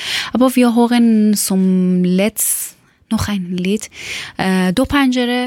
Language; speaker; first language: German; non-native, learner; Persian